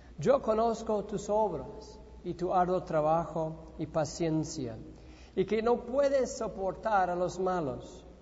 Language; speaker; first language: Spanish; non-native, fluent; English